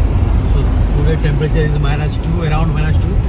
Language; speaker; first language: English; non-native, local second language; Hindi